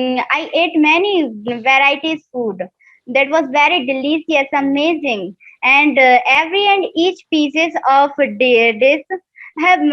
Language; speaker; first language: English; non-native, learner; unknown